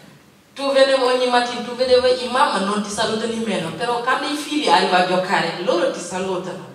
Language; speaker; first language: Italian; non-native, learner; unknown